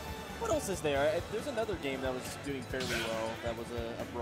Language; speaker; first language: English; native; English